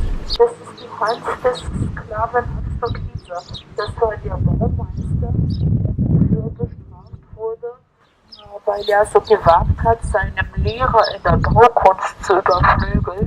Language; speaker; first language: German; non-native, fluent; Georgian